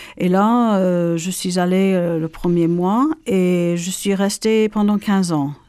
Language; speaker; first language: French; non-native, fluent; English